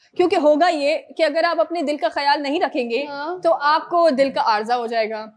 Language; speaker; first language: Urdu; native; Urdu